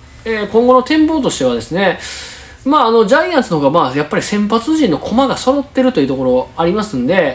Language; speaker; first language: Japanese; native; Japanese